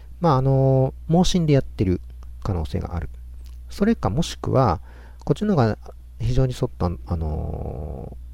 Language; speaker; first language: Japanese; native; Japanese